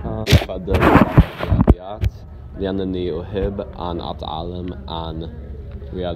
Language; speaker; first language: Arabic; non-native, learner; English